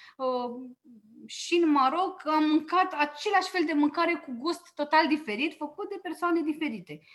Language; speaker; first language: Romanian; native; Romanian